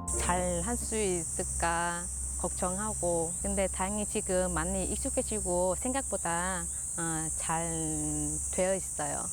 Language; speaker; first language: Korean; non-native, fluent; Vietnamese